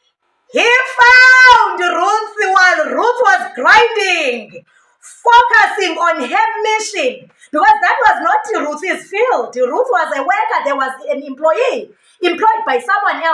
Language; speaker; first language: English; non-native, local second language; Xhosa